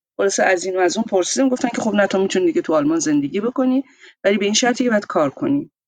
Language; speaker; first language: Persian; native; Persian